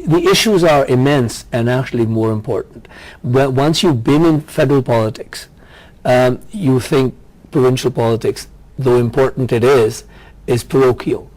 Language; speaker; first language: English; non-native, local second language; Punjabi